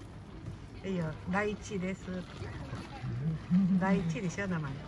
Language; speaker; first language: Japanese; non-native, learner; Vietnamese